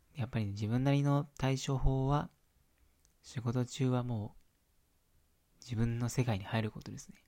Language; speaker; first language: Japanese; native; Japanese